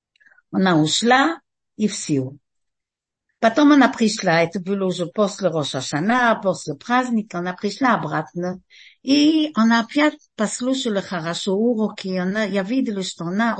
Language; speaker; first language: Russian; early bilingual, heritage; Russian